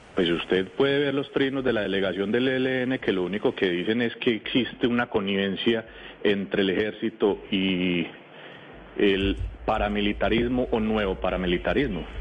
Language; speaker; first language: Spanish; native; Spanish